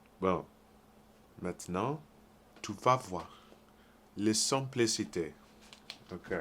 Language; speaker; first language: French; non-native, learner; English